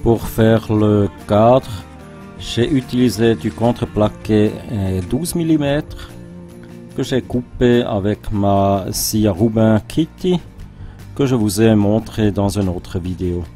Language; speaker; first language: French; non-native, local second language; German